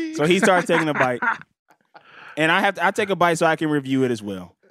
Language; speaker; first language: English; native; English